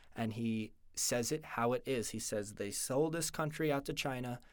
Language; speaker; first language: English; native; English